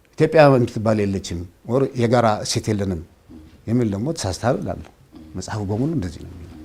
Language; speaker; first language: Amharic; non-native, local second language; Tigrinya